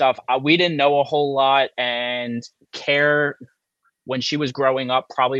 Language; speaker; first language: English; native; English